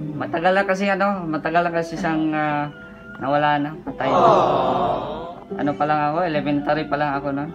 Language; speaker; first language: Filipino; non-native, local second language; Cebuano